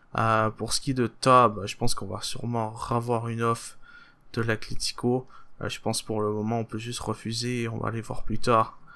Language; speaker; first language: French; native; French